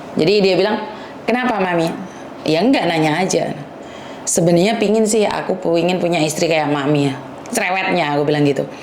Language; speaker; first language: Indonesian; native; Indonesian